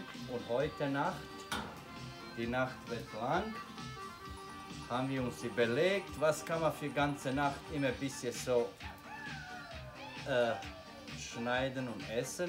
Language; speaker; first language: German; non-native, learner; Bosnian